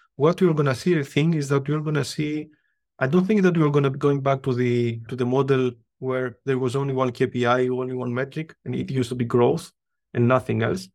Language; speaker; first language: English; non-native, fluent; Greek